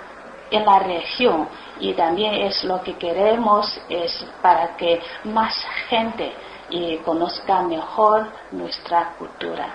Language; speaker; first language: Spanish; non-native, learner; Chinese